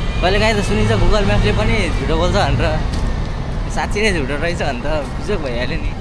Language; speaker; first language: Nepali; native; Nepali